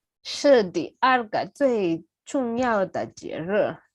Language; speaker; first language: Chinese; non-native, learner; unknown